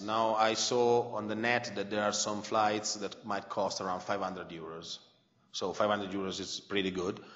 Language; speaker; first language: English; non-native, fluent; Italian